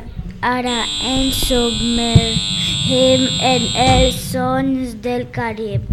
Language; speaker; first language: Catalan; non-native, learner; Spanish